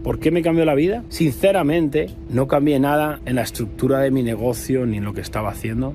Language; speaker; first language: Spanish; native; Spanish